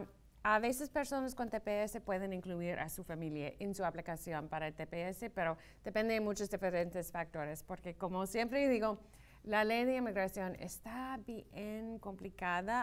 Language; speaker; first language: Spanish; non-native, fluent; English